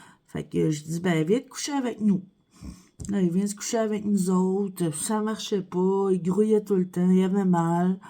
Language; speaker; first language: French; native; French